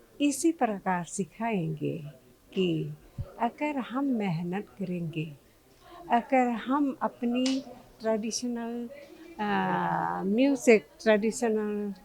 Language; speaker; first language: Hindi; non-native, local second language; Khasi